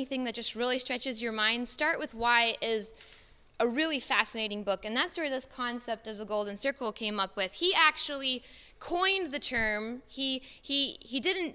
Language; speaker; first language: English; native; English